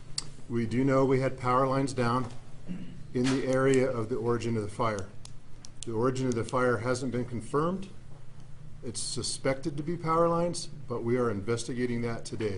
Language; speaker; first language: English; native; English